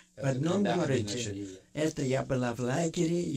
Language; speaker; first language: Russian; native; Russian